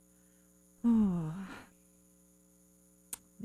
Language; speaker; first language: Chinese; non-native, fluent; English